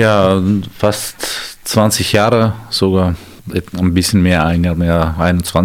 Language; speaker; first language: German; non-native, fluent; Armenian